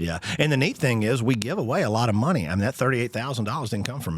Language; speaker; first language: English; native; English